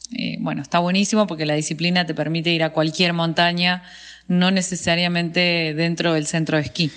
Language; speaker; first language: Spanish; native; Spanish